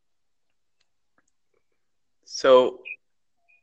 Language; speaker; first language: English; non-native, learner; Arabic